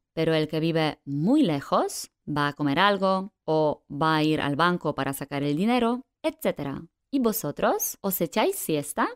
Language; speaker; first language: Spanish; non-native, fluent; Polish